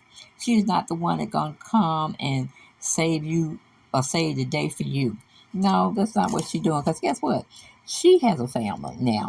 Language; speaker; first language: English; native; English